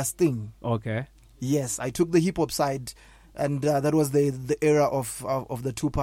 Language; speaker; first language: English; non-native, local second language; Shona